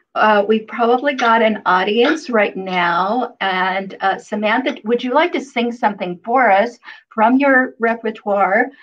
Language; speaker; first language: English; non-native, fluent; Hebrew